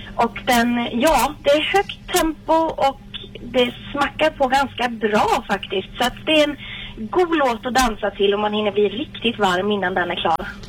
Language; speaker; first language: Swedish; native; Swedish